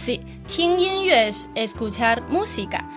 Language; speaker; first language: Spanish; non-native, fluent; Chinese